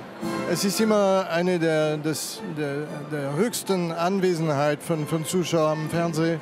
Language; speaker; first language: German; non-native, fluent; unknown